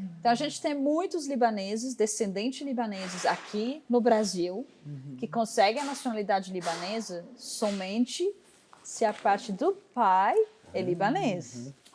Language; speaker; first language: Portuguese; non-native, fluent; Arabic